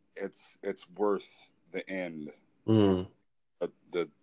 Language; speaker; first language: English; native; English